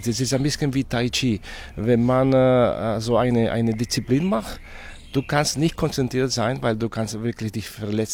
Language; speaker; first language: German; non-native, fluent; Catalan